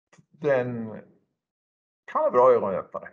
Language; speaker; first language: Swedish; native; Swedish